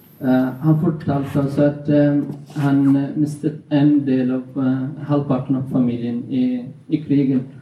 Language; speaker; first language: Norwegian; non-native, fluent; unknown